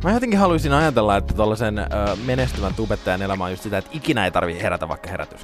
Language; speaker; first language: Finnish; native; Finnish